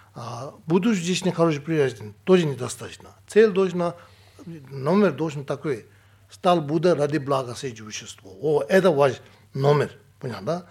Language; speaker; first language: Russian; non-native, learner; Tibetan